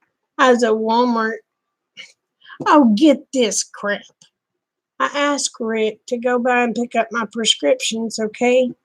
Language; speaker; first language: English; native; English